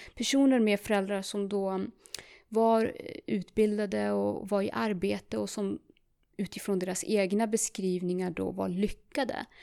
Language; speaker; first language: Swedish; early bilingual, other home language; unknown